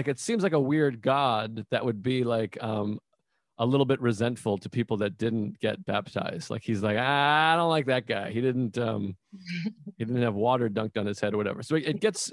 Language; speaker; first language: English; native; English